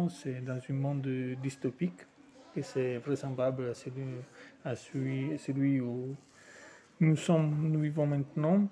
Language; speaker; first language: French; non-native, fluent; Italian